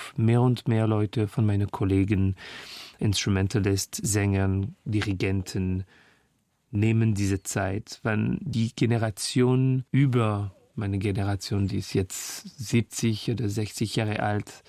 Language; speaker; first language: German; non-native, fluent; French